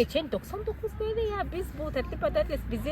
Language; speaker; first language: Turkish; non-native, fluent; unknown